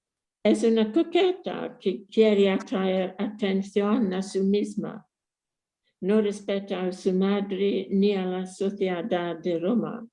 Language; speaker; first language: Spanish; non-native, fluent; English